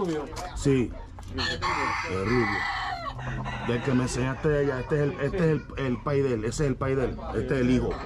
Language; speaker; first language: Spanish; non-native, fluent; English